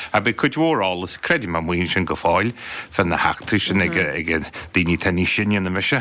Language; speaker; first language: Irish; native; Irish